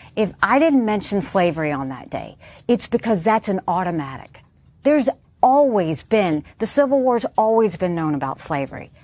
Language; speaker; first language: English; native; English